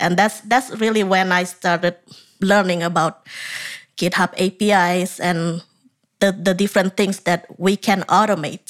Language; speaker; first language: English; non-native, fluent; Indonesian